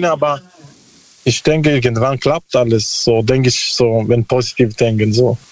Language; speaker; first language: German; non-native, learner; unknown